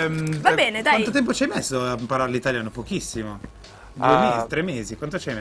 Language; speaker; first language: Italian; native; Italian